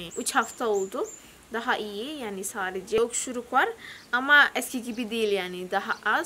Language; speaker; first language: Turkish; non-native, learner; Indonesian